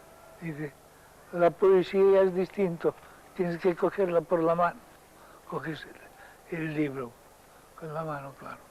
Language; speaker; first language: Spanish; non-native, local second language; Catalan